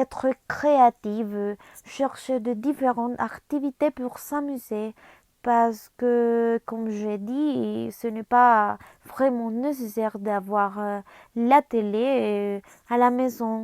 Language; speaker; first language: French; non-native, learner; Spanish